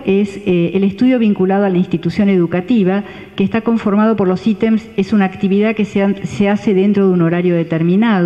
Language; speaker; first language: Spanish; native; Spanish